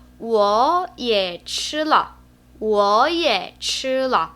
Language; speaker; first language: Chinese; non-native, fluent; Korean